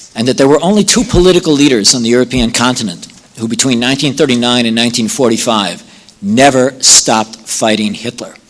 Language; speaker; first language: English; native; English